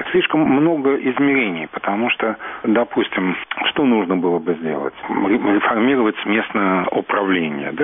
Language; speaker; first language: Russian; native; Russian